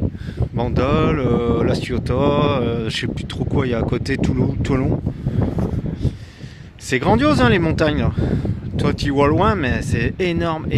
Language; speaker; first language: French; native; French